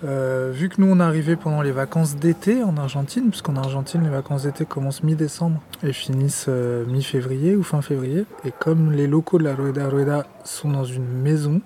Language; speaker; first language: French; native; French